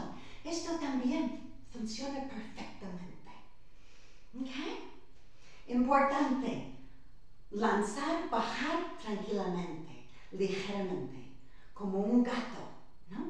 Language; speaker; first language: Spanish; non-native, fluent; English